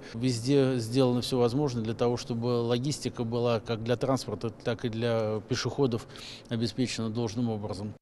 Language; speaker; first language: Russian; native; Russian